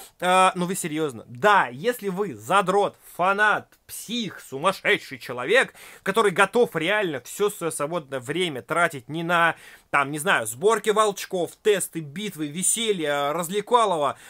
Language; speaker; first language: Russian; native; Russian